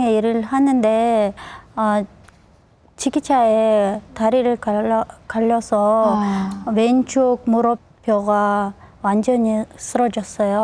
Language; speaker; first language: Korean; non-native, learner; Kyrgyz